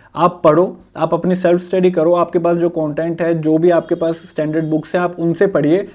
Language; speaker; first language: Hindi; native; Hindi